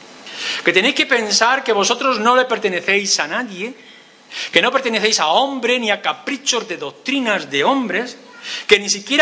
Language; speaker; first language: Spanish; native; Spanish